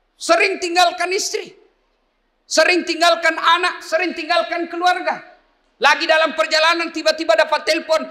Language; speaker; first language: Indonesian; non-native, local second language; Buginese